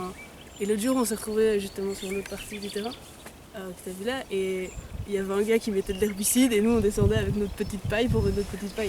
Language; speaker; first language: French; native; French